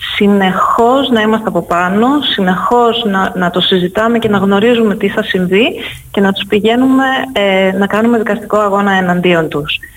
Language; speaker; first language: Greek; non-native, fluent; Dutch